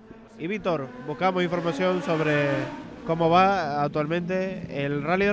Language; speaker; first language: Spanish; native; Spanish